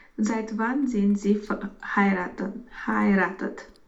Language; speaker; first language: German; non-native, learner; Romanian